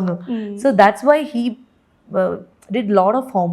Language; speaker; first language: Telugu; non-native, learner; Malayalam